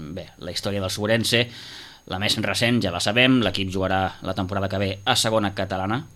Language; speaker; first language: Catalan; native; Catalan